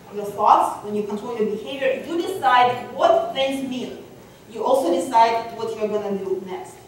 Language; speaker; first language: English; non-native, fluent; Russian